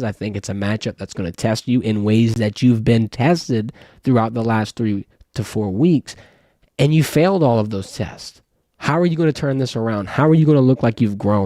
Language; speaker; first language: English; native; English